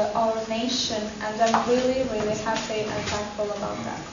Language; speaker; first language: English; non-native, fluent; Estonian